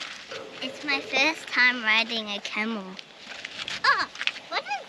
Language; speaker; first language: English; native; English